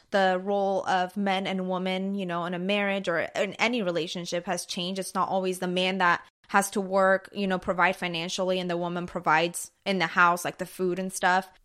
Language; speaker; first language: English; early bilingual, other home language; Persian